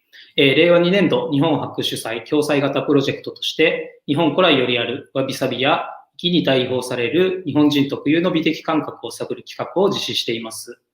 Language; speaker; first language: Japanese; native; Japanese